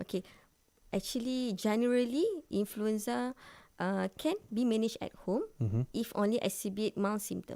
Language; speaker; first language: English; non-native, local second language; Malay